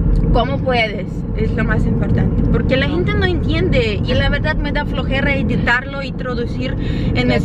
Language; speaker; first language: Spanish; non-native, fluent; Ukrainian